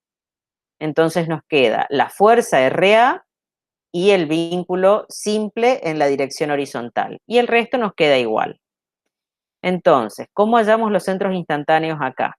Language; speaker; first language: Spanish; native; Spanish